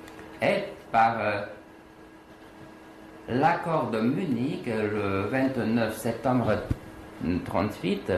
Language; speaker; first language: French; non-native, fluent; Slovak